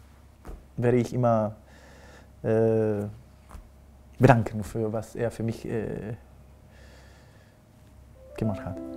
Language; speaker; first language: German; non-native, fluent; Spanish